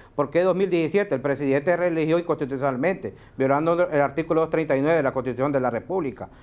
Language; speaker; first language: Spanish; native; Spanish